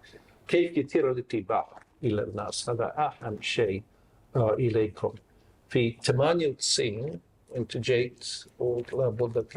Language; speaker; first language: Arabic; non-native, fluent; English